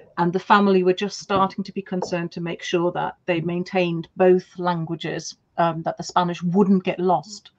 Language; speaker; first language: English; non-native, fluent; German